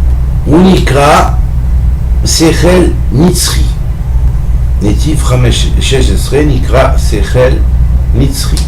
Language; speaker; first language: Hebrew; non-native, fluent; French